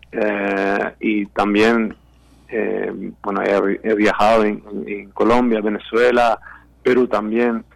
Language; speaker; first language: Spanish; non-native, fluent; Swedish